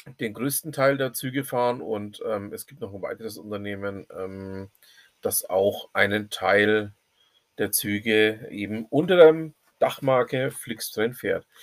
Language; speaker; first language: German; native; German